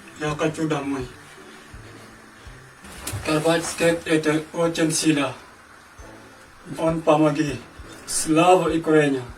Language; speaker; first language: Russian; non-native, learner; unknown